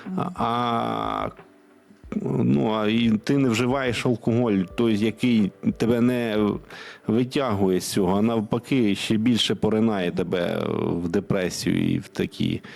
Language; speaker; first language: Ukrainian; non-native, local second language; Russian